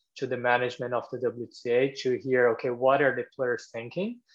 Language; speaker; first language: English; non-native, fluent; Portuguese